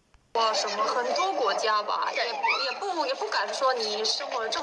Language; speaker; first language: Chinese; non-native, fluent; Korean